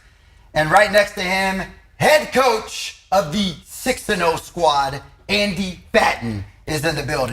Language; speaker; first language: English; native; English